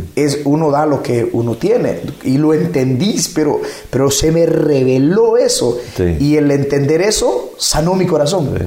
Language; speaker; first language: Spanish; native; Spanish